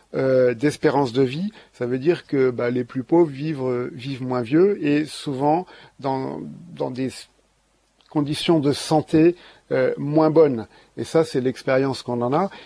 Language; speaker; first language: French; native; French